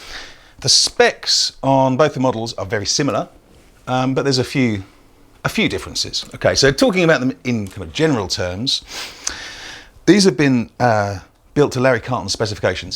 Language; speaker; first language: English; native; English